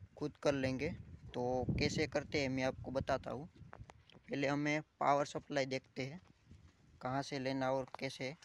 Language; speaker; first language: Hindi; non-native, local second language; Gujarati